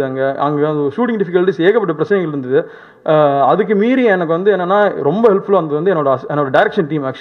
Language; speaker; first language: Tamil; native; Tamil